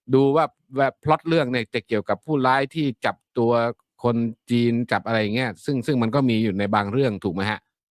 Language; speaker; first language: Thai; native; Thai